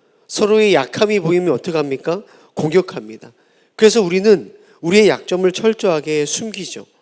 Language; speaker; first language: Korean; native; Korean